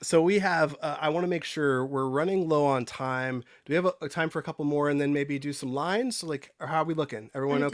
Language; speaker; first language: English; native; English